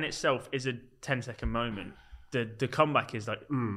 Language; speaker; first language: English; native; English